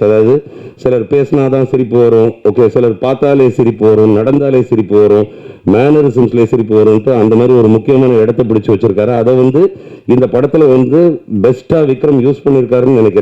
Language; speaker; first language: Tamil; native; Tamil